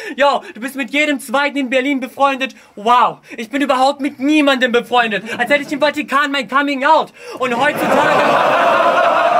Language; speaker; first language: German; early bilingual, other home language; Russian